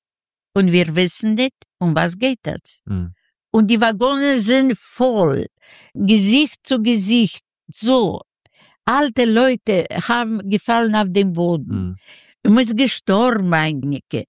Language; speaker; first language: German; non-native, learner; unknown